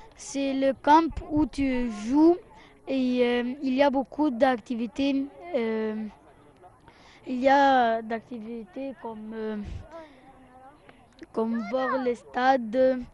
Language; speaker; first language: French; non-native, fluent; Arabic